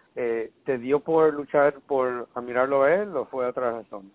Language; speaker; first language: Spanish; non-native, learner; English